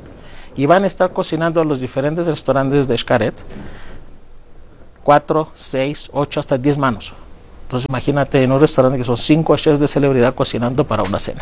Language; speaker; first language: Spanish; non-native, fluent; Greek